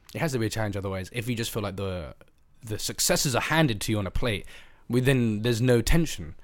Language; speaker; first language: English; native; English